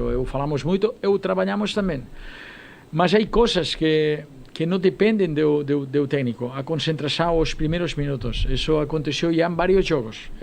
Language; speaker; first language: Portuguese; non-native, fluent; Spanish